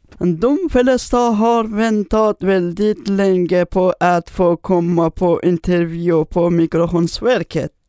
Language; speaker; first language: Swedish; non-native, learner; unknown